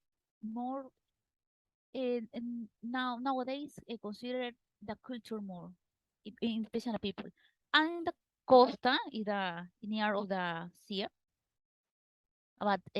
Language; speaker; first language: English; non-native, learner; Spanish